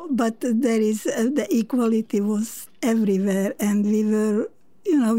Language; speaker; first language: English; non-native, fluent; Slovak